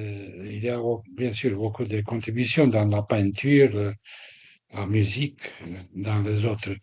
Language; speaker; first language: French; non-native, fluent; Romanian